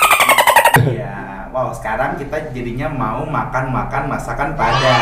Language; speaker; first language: Indonesian; native; Indonesian